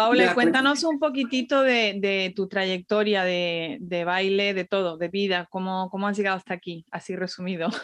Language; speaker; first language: Spanish; native; Spanish